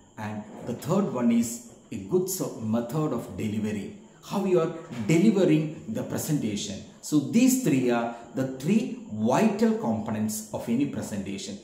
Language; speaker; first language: English; non-native, local second language; Malayalam